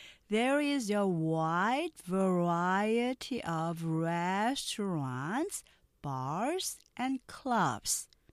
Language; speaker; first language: English; non-native, fluent; Korean